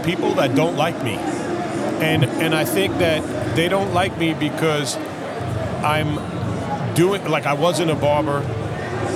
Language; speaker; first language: English; native; English